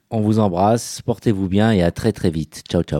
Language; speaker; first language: French; native; French